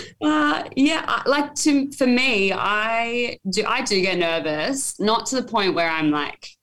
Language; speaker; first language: English; native; English